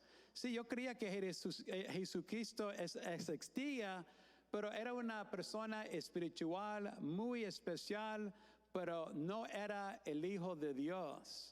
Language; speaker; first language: Spanish; non-native, fluent; English